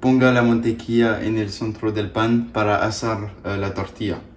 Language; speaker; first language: Spanish; non-native, learner; English